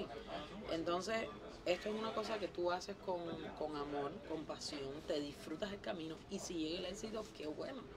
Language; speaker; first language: Spanish; native; Spanish